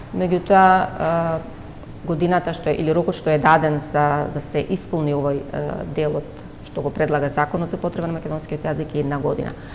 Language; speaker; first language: Macedonian; native; Macedonian